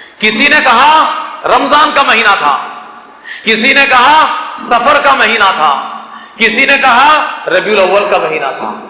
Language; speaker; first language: Urdu; native; Urdu